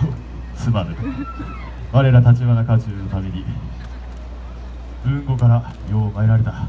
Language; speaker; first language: Japanese; native; Japanese